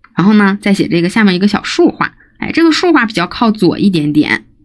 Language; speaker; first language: Chinese; native; Chinese